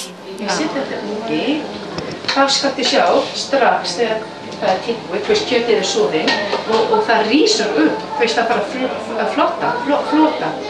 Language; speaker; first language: Icelandic; non-native, fluent; Chinese